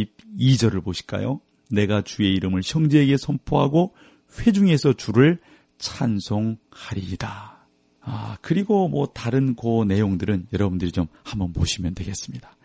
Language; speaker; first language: Korean; native; Korean